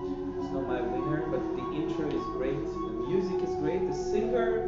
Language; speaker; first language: English; non-native, fluent; Hebrew